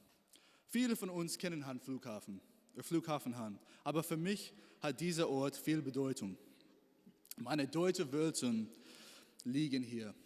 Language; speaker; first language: German; non-native, learner; English